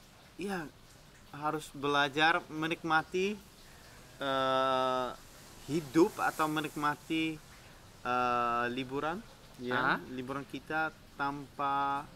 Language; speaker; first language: Indonesian; non-native, fluent; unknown